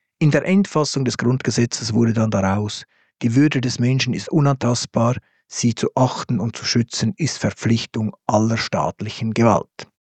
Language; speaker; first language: German; native; German